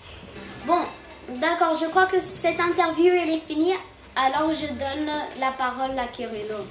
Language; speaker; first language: French; non-native, learner; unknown